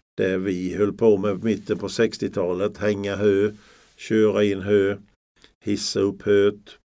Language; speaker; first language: Swedish; native; Swedish